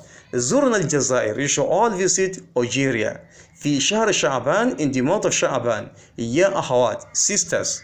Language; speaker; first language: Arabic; non-native, fluent; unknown